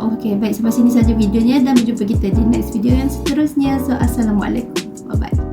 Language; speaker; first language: Malay; native; Malay